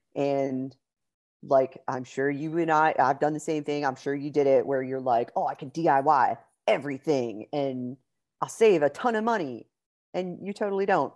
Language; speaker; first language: English; native; English